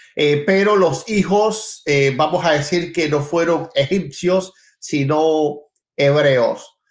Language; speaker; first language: Spanish; native; Spanish